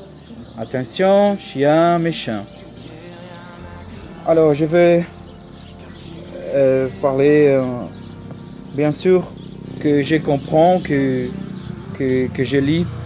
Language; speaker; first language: French; non-native, learner; Portuguese